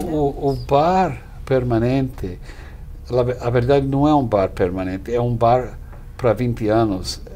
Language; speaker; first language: Portuguese; non-native, fluent; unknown